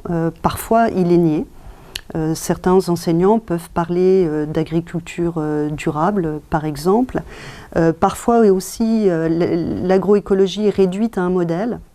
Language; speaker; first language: French; native; French